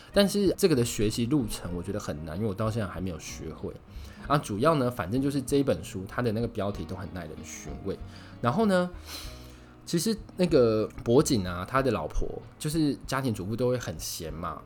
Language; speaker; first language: Chinese; native; Chinese